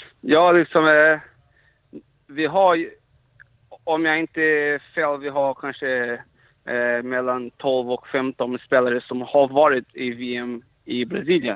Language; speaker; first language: Swedish; non-native, fluent; Portuguese